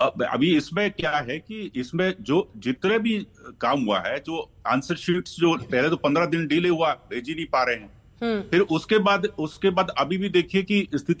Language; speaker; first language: Hindi; native; Hindi